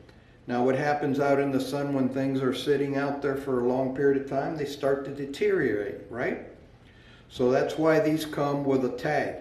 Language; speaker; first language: English; native; English